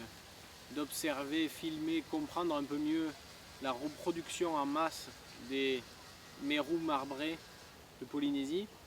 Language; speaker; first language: French; native; French